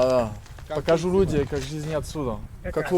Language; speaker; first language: Russian; non-native, learner; French